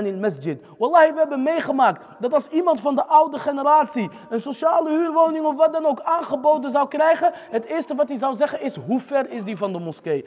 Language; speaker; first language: Dutch; early bilingual, other home language; Arabic